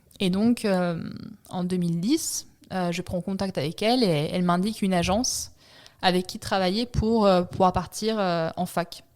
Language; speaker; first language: French; early bilingual, other home language; Italian